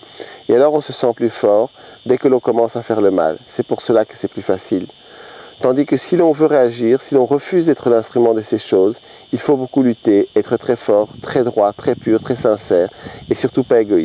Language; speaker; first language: French; native; French